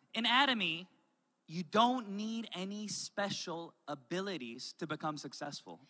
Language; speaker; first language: English; native; English